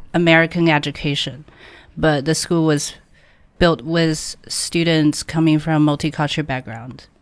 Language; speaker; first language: English; non-native, fluent; Chinese